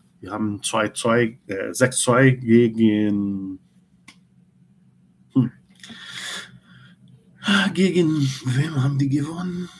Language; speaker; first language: German; non-native, learner; Portuguese